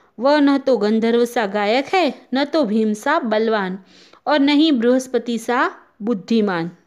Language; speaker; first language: Hindi; non-native, local second language; Gujarati